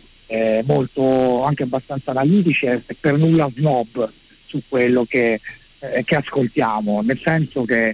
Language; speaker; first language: Italian; native; Italian